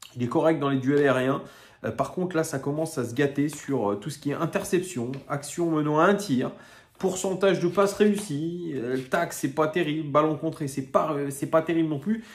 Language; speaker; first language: French; native; French